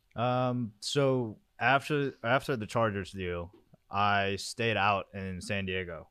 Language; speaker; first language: English; early bilingual, other home language; Korean